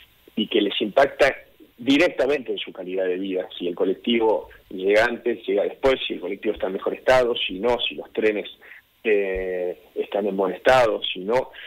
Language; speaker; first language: Spanish; native; Spanish